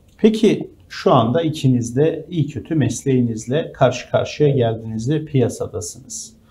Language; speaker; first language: Turkish; native; Turkish